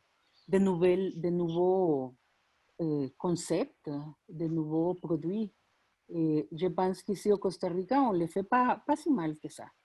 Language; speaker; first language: French; non-native, fluent; Spanish